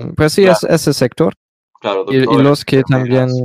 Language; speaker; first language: Spanish; non-native, learner; German